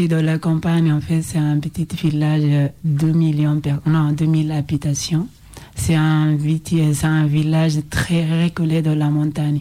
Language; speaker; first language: French; non-native, learner; Oromo